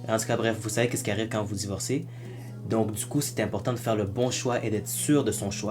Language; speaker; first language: French; native; French